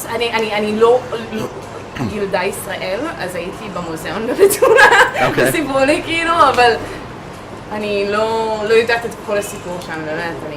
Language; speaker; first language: Hebrew; early bilingual, heritage; Hebrew